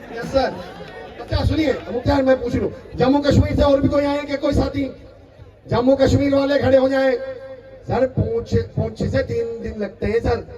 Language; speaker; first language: Hindi; native; Hindi